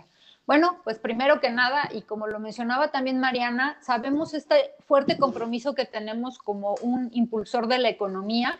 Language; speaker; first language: Spanish; native; Spanish